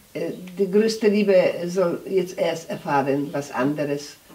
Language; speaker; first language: German; non-native, learner; Polish